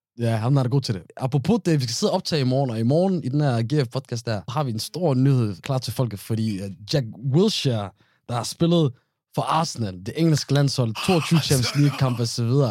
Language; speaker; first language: Danish; native; Danish